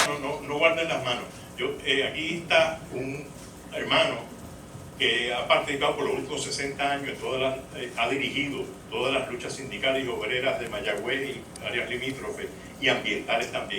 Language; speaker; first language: Spanish; native; Spanish